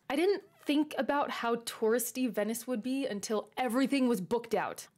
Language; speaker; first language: English; native; English